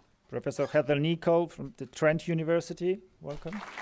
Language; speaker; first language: English; non-native, fluent; Polish